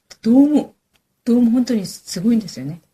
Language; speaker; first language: Japanese; non-native, fluent; Korean